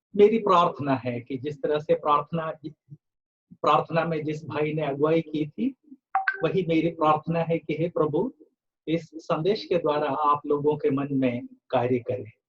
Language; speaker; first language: Hindi; native; Hindi